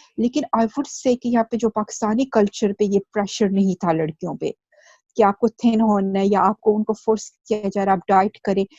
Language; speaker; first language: Urdu; early bilingual, heritage; Urdu